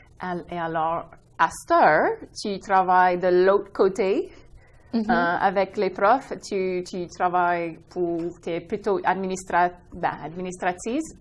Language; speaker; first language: French; non-native, local second language; English